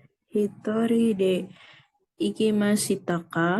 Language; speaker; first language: Japanese; non-native, learner; Indonesian